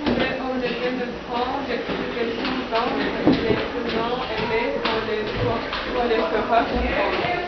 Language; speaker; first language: French; non-native, learner; Russian